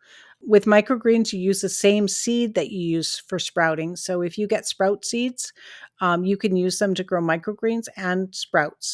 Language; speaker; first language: English; native; English